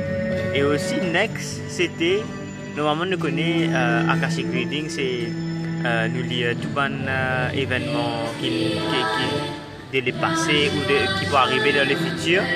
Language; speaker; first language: French; non-native, learner; Morisyen